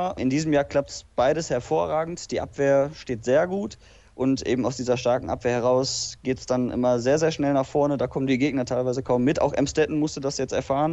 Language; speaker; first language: German; native; German